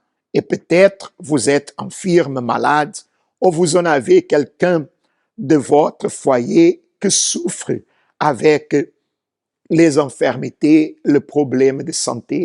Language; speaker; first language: French; non-native, fluent; Portuguese